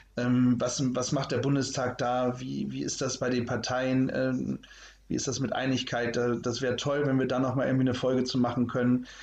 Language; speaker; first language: German; native; German